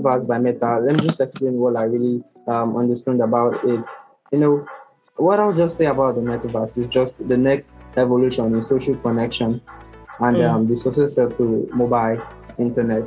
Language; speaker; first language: English; non-native, local second language; Yoruba